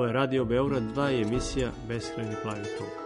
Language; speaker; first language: Serbian; native; Serbian